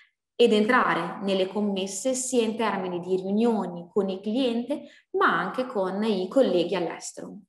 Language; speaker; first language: Italian; native; Italian